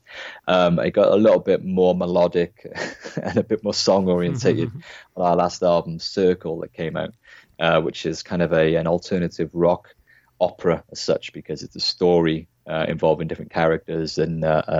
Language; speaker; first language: English; native; English